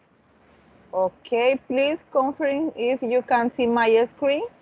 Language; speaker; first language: English; non-native, learner; Spanish